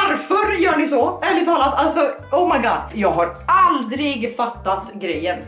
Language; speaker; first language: Swedish; native; Swedish